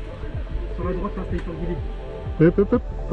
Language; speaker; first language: French; native; French